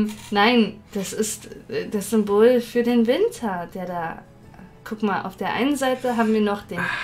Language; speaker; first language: German; native; German